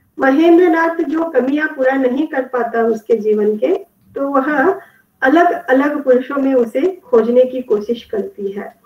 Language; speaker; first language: Hindi; non-native, local second language; Kannada